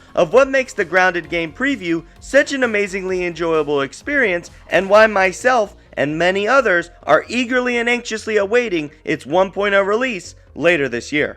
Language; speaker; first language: English; native; English